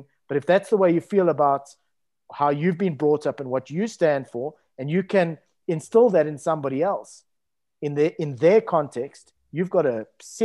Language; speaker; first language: English; native; English